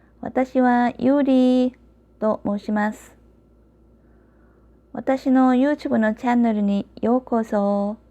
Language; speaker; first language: Japanese; non-native, learner; Korean